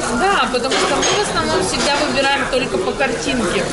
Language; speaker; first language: Russian; native; Russian